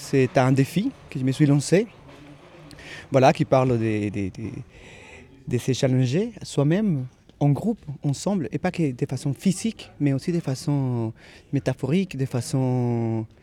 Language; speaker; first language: French; native; French